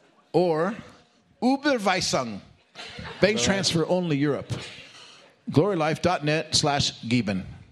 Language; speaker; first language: German; non-native, learner; English